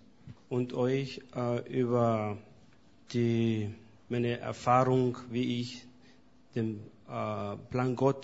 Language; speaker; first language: German; non-native, fluent; Spanish